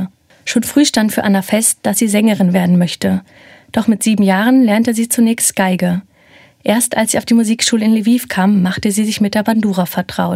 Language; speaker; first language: German; native; German